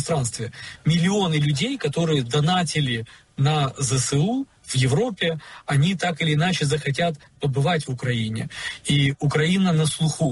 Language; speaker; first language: Russian; native; Russian